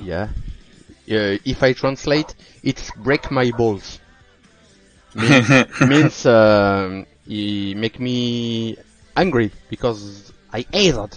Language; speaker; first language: English; non-native, learner; French